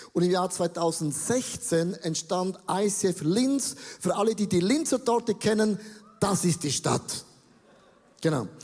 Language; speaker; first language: German; native; German